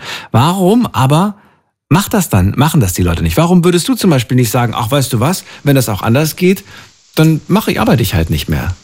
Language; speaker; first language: German; native; German